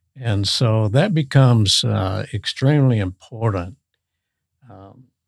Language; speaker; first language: English; native; English